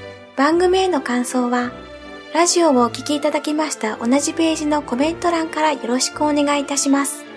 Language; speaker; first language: Japanese; native; Japanese